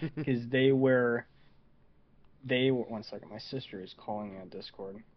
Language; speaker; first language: English; native; English